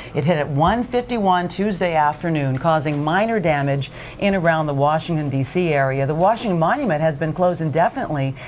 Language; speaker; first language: English; native; English